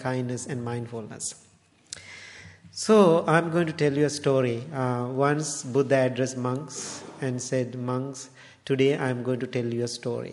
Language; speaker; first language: English; non-native, local second language; Sinhala